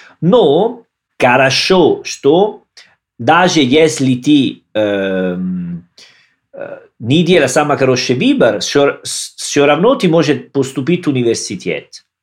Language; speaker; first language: Russian; non-native, learner; Italian